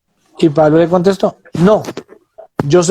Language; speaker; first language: Spanish; native; Spanish